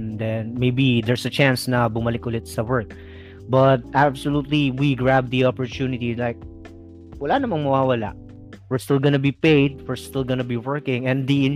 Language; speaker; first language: English; non-native, local second language; Filipino